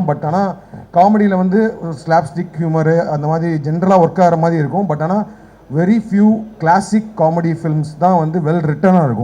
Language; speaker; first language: Tamil; native; Tamil